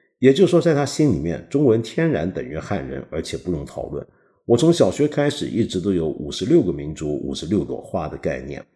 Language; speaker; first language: Chinese; non-native, local second language; Cantonese